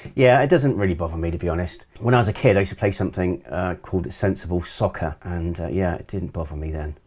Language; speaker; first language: English; native; English